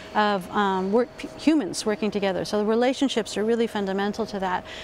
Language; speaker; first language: English; native; English